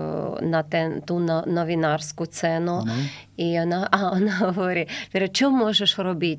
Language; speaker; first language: Slovak; non-native, learner; Ukrainian